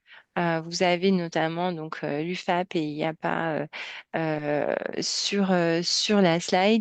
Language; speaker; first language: French; native; French